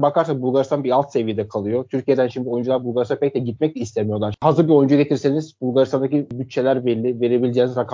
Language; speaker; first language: Turkish; native; Turkish